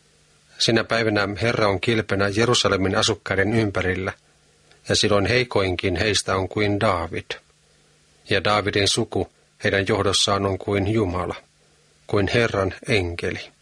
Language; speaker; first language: Finnish; native; Finnish